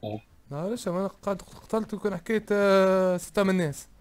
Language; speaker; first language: Arabic; native; Arabic